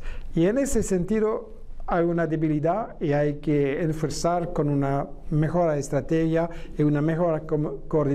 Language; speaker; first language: Spanish; non-native, fluent; French